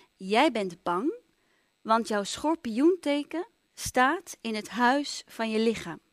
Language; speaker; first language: Dutch; native; Dutch